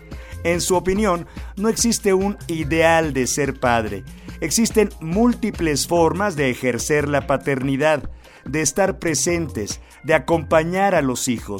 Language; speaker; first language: Spanish; native; Spanish